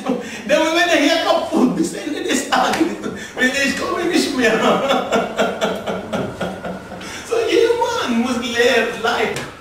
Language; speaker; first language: German; non-native, learner; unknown